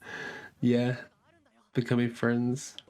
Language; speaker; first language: English; native; English